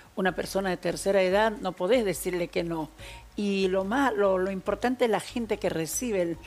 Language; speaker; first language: Spanish; native; Spanish